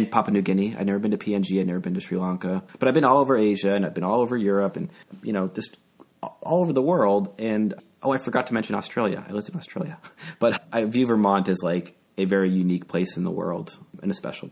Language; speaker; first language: English; native; English